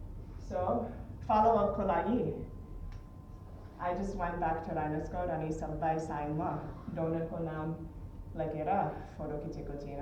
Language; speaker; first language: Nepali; early bilingual, heritage; Nepali